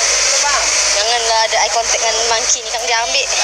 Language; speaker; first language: Indonesian; non-native, local second language; Malay